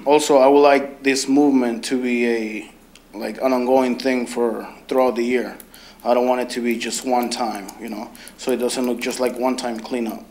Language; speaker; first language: English; early bilingual, other home language; Spanish